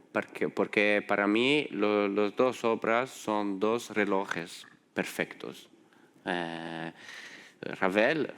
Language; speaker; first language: Spanish; non-native, fluent; Italian